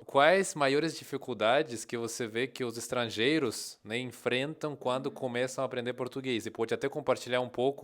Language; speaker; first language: Portuguese; non-native, fluent; Russian